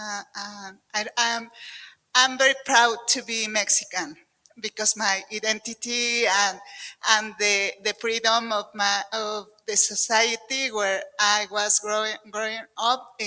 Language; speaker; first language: English; non-native, learner; Spanish